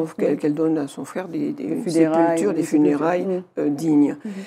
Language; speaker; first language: French; native; French